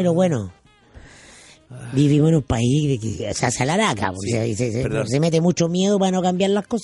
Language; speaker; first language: Spanish; native; Spanish